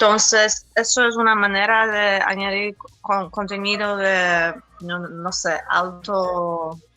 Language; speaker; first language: Spanish; non-native, fluent; Polish